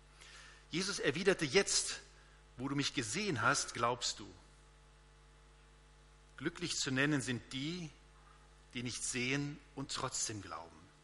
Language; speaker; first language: German; native; German